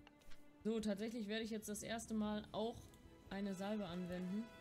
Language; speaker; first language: German; native; German